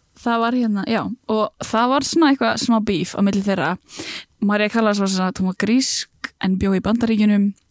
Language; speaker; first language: Icelandic; native; Icelandic